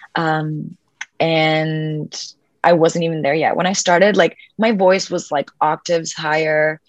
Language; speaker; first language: English; early bilingual, other home language; Spanish